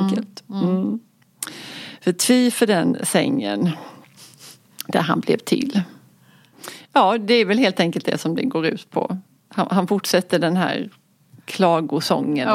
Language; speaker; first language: Swedish; native; Swedish